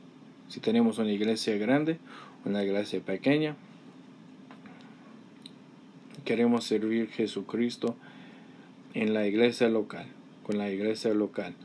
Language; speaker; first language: Spanish; non-native, fluent; English